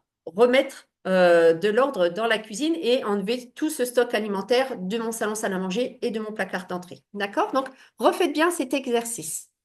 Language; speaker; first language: French; native; French